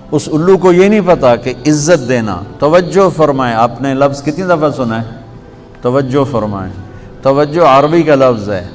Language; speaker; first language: Urdu; non-native, local second language; Punjabi